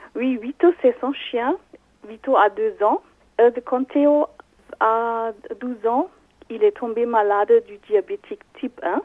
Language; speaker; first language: French; non-native, fluent; German